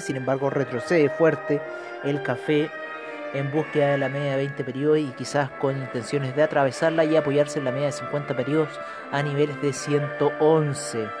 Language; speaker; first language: Spanish; native; Spanish